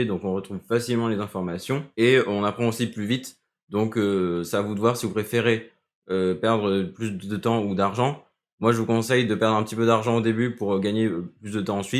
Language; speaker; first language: French; native; French